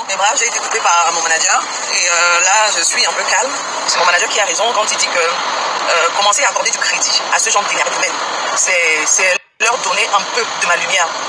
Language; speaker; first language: French; non-native, local second language; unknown